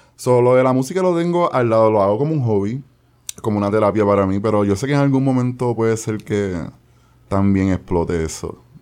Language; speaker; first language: Spanish; native; Spanish